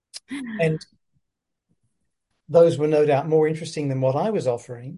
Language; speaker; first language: English; native; English